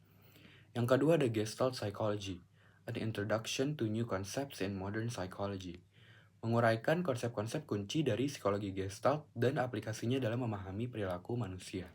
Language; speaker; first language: Indonesian; native; Indonesian